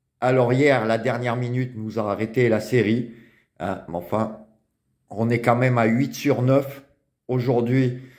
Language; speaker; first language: French; native; French